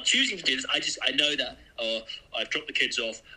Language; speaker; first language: English; native; English